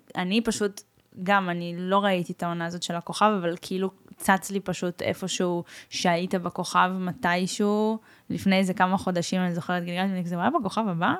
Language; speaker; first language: Hebrew; early bilingual, other home language; Russian